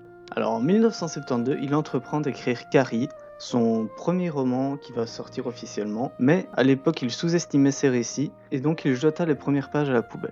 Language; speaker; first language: French; native; French